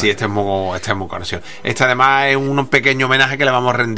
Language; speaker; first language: Spanish; native; Spanish